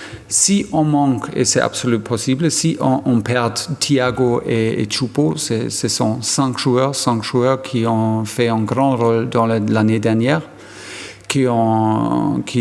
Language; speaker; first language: French; non-native, fluent; German